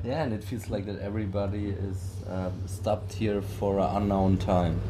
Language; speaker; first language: English; non-native, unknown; German